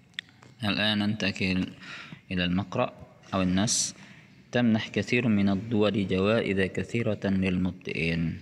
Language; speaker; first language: Arabic; non-native, fluent; Indonesian